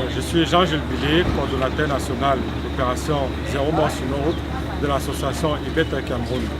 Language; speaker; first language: French; native; French